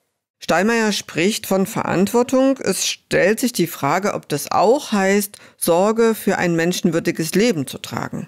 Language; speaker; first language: German; native; German